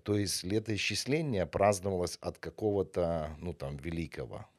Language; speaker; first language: Russian; non-native, local second language; Ukrainian